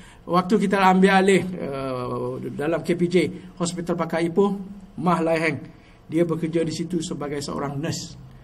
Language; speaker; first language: Malay; native; Malay